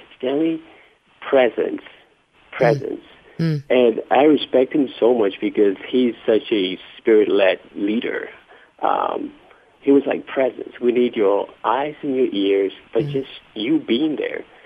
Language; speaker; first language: English; non-native, local second language; Akan